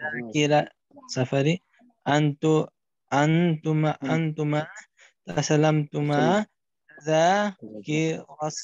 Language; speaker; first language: Arabic; non-native, learner; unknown